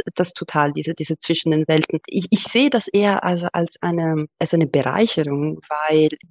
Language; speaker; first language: German; non-native, fluent; Italian